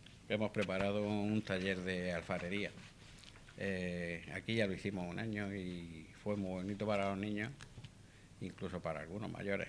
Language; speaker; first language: Spanish; native; Spanish